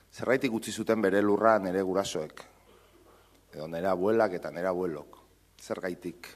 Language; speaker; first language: Basque; non-native, local second language; Spanish